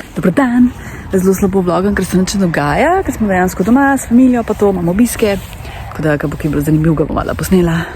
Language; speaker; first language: Slovenian; early bilingual, other home language; Serbian